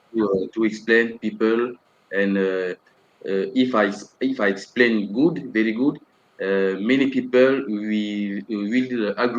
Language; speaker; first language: English; non-native, learner; French